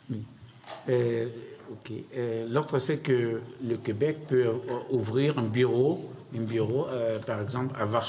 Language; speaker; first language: French; non-native, learner; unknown